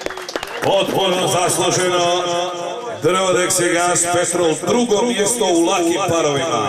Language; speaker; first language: Serbian; native; Serbian